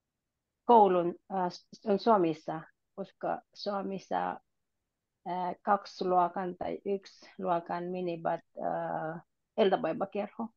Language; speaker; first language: Finnish; non-native, learner; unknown